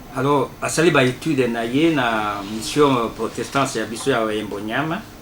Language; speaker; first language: Lingala; non-native, local second language; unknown